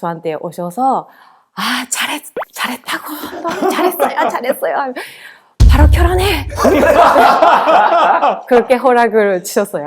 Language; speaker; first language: Korean; non-native, fluent; Japanese